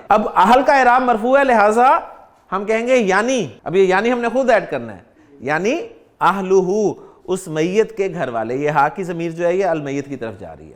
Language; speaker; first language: Urdu; native; Urdu